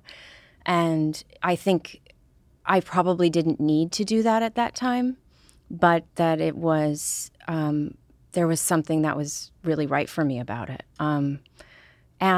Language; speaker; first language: English; native; English